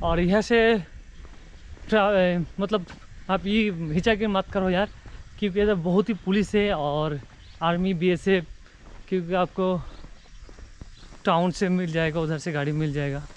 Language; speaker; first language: Hindi; non-native, local second language; Bangla